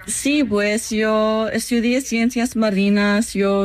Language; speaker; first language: Spanish; non-native, learner; English